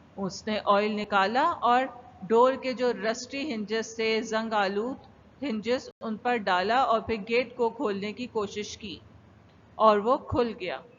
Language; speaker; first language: Urdu; native; Urdu